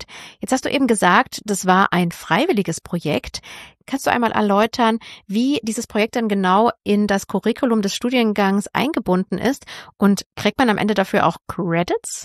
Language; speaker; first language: German; native; German